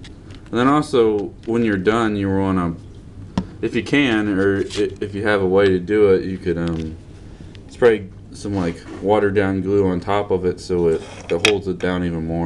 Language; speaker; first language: English; native; English